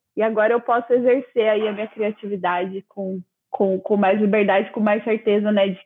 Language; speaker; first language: Portuguese; native; Portuguese